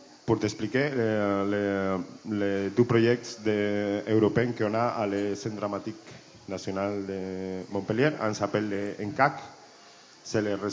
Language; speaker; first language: French; non-native, learner; Spanish